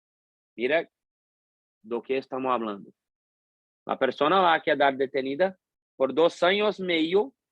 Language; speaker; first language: Spanish; non-native, fluent; Portuguese